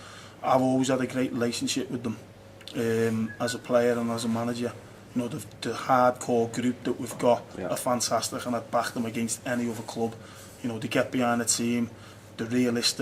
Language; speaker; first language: English; native; English